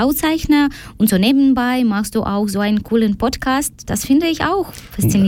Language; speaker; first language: German; non-native, fluent; Ukrainian